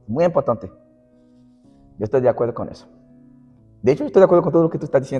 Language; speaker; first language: Spanish; non-native, fluent; Portuguese